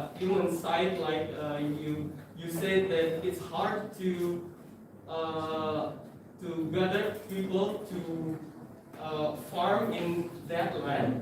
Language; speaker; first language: English; non-native, fluent; Indonesian